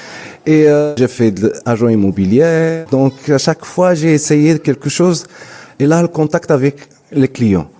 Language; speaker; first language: French; non-native, local second language; Arabic